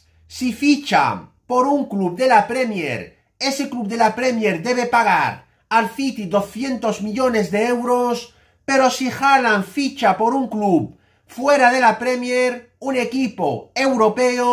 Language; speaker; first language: Spanish; native; Spanish